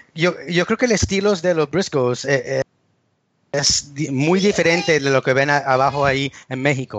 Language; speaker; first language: Spanish; early bilingual, heritage; English